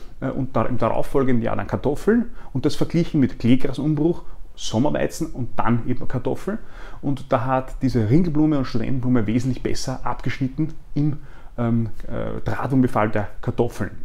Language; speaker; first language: German; native; German